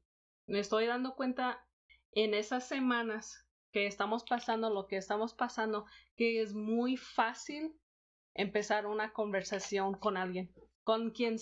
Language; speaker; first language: Spanish; non-native, fluent; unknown